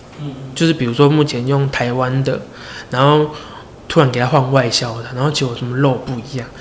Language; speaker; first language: Chinese; native; Chinese